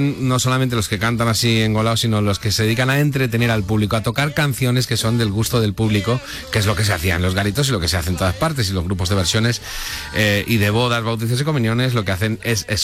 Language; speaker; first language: Spanish; native; Spanish